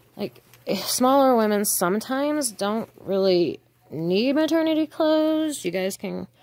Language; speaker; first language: English; native; English